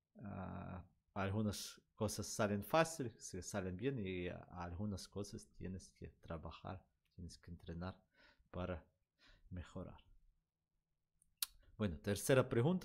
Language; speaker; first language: Spanish; non-native, learner; Russian